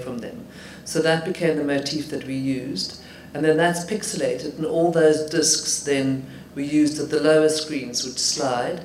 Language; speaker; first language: English; native; English